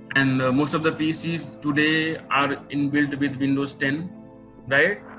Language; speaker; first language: English; non-native, local second language; Nepali